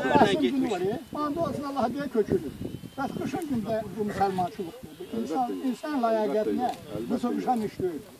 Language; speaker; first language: Azerbaijani; non-native, local second language; Lezghian